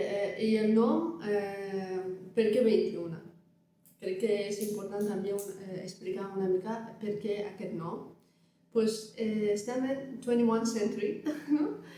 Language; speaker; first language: Catalan; non-native, learner; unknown